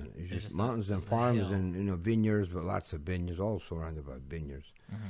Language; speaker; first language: English; non-native, fluent; Portuguese